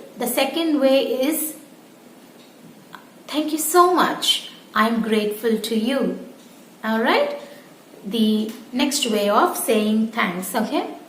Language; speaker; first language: English; non-native, local second language; Telugu